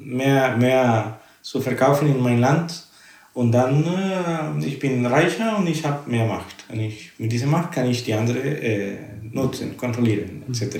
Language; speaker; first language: German; non-native, fluent; Spanish